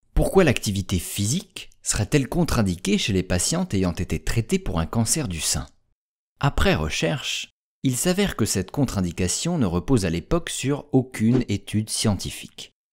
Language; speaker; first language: French; native; French